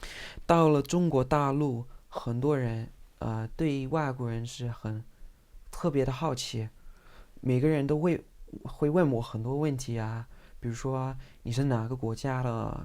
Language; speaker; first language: Chinese; non-native, fluent; English